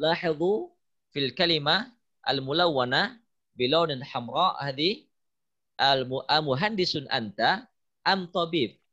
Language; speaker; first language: Arabic; non-native, fluent; Indonesian